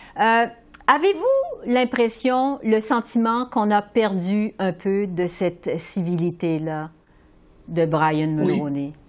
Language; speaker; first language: French; native; French